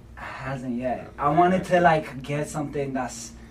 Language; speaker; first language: English; early bilingual, other home language; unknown